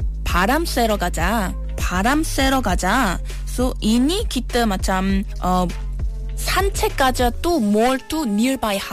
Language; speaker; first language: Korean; non-native, fluent; Malay